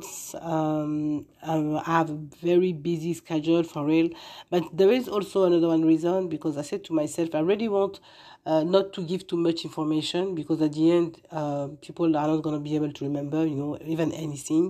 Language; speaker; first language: English; non-native, fluent; French